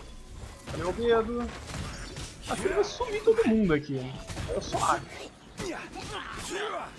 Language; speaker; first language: Portuguese; native; Portuguese